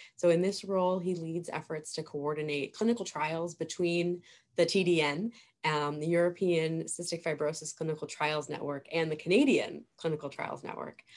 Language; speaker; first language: English; native; English